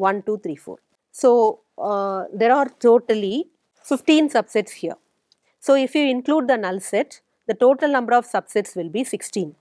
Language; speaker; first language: English; non-native, local second language; Tamil